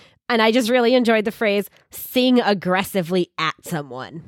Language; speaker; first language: English; native; English